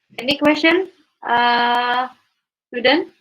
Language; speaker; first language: English; non-native, learner; Indonesian